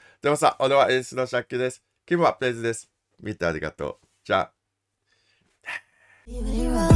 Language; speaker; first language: Japanese; non-native, learner; English